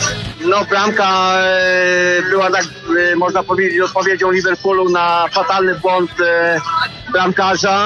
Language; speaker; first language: Polish; early bilingual, heritage; Polish